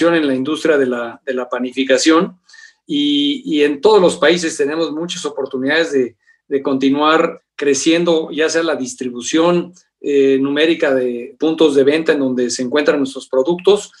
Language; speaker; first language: Spanish; native; Spanish